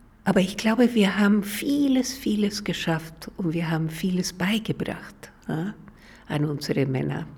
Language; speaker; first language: German; non-native, fluent; Spanish